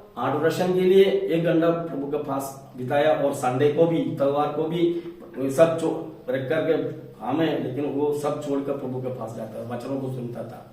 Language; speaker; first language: Hindi; non-native, local second language; Malayalam